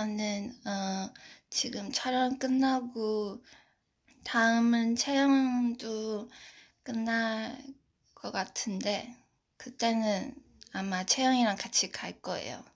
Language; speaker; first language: Korean; non-native, local second language; Chinese